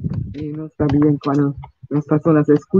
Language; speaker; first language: Spanish; non-native, learner; German